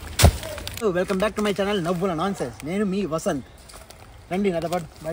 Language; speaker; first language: Telugu; native; Telugu